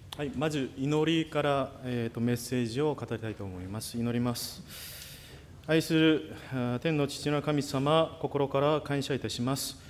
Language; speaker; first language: Japanese; non-native, fluent; Korean